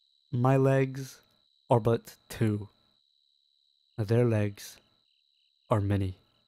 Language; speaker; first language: English; native; English